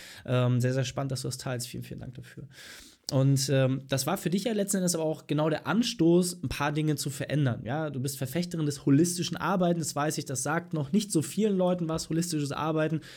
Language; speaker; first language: German; native; German